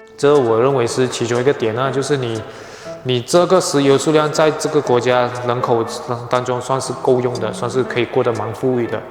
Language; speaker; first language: Chinese; native; Chinese